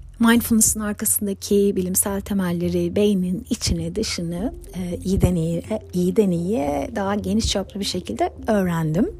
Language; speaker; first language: Turkish; native; Turkish